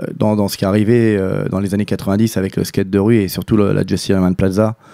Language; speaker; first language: French; native; French